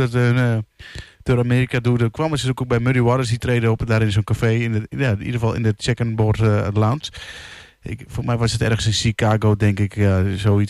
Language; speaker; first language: Dutch; native; Dutch